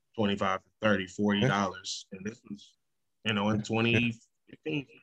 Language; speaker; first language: English; native; English